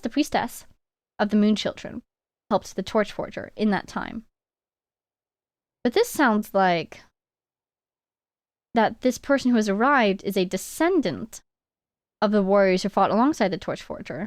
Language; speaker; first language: English; native; English